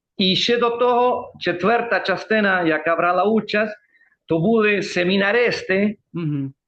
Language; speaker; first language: Ukrainian; early bilingual, heritage; Ukrainian